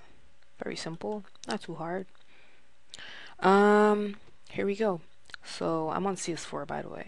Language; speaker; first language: English; native; English